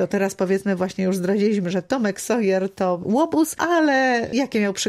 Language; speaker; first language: Polish; native; Polish